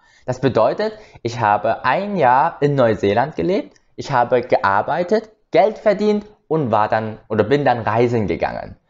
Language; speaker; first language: German; early bilingual, other home language; Vietnamese